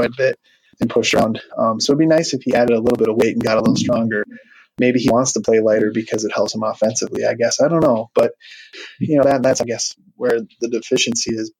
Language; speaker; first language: English; native; English